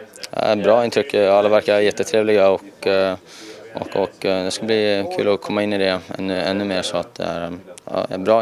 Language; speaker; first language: Swedish; non-native, fluent; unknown